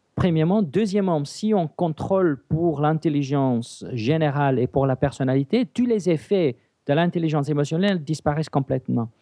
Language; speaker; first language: French; non-native, fluent; English